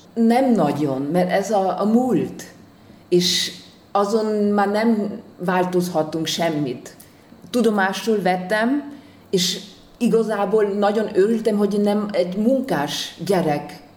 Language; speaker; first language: Hungarian; early bilingual, heritage; German